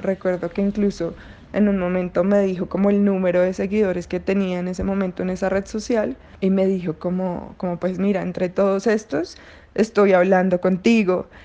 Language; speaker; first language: Spanish; native; Spanish